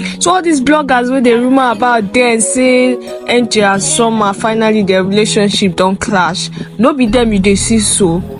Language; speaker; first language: Nigerian Pidgin; non-native, local second language; Igbo